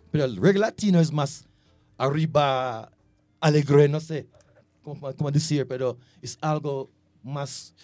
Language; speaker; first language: Spanish; non-native, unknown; Jamaican Creole English